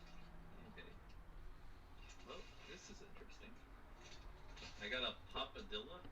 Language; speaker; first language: English; native; English